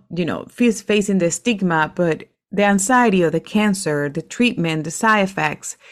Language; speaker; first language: English; non-native, fluent; Spanish